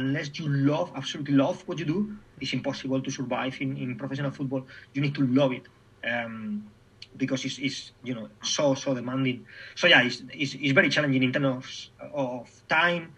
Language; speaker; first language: English; non-native, fluent; Spanish